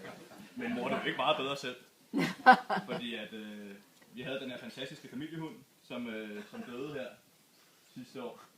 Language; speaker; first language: Danish; native; Danish